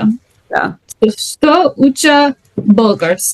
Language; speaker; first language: Bulgarian; non-native, learner; English